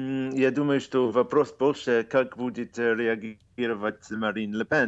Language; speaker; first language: Russian; non-native, fluent; English